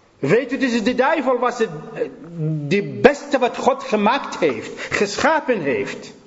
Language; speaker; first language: Dutch; non-native, fluent; Assyrian Neo-Aramaic